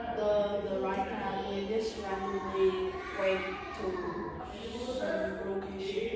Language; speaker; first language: English; non-native, learner; Vietnamese